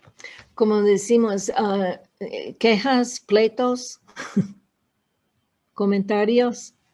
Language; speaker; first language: Spanish; non-native, fluent; English